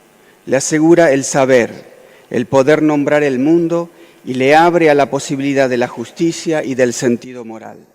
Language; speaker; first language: Spanish; native; Spanish